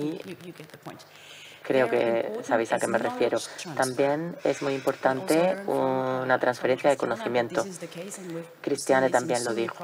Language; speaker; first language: Spanish; non-native, fluent; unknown